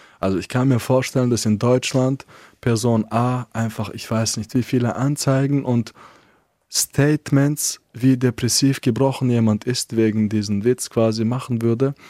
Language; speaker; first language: German; non-native, fluent; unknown